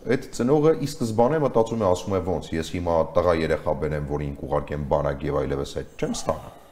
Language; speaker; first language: Armenian; native; Armenian